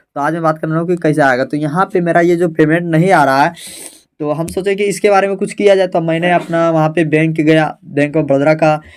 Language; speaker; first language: Hindi; native; Hindi